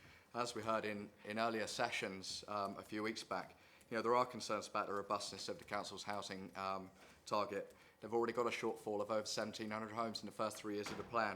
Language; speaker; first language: English; native; English